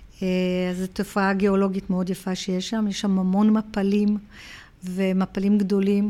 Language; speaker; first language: Hebrew; early bilingual, heritage; Hebrew